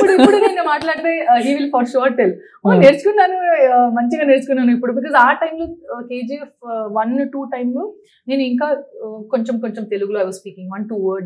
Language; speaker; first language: Telugu; non-native, learner; Tulu